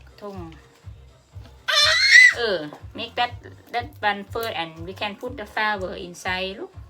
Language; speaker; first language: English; non-native, learner; Thai